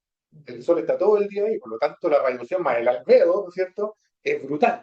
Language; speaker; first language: Spanish; native; Spanish